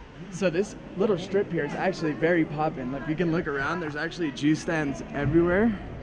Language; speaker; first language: English; native; English